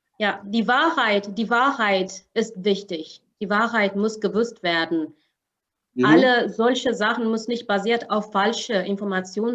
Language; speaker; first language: German; non-native, learner; Amharic